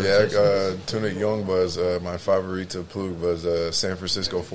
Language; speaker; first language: Dutch; non-native, learner; English